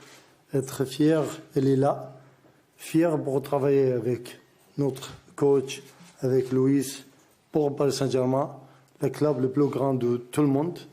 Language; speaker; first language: French; non-native, learner; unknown